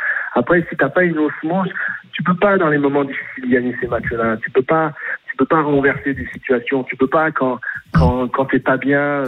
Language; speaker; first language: French; native; French